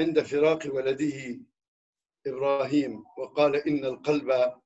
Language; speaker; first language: Arabic; native; Arabic